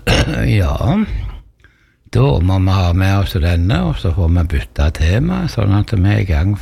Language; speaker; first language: Norwegian; native; Norwegian